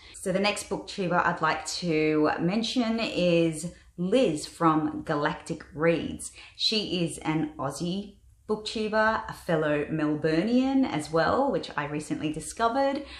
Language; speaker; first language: English; native; English